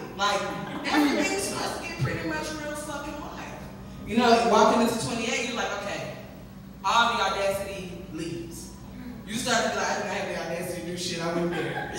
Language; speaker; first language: English; native; English